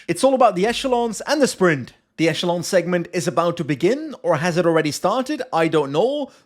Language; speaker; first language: English; non-native, fluent; Dutch